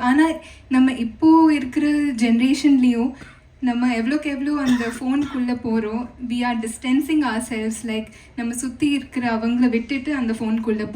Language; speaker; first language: Tamil; non-native, fluent; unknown